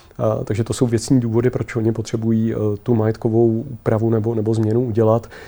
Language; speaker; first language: Czech; native; Czech